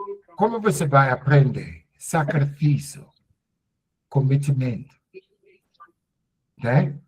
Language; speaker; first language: Portuguese; non-native, learner; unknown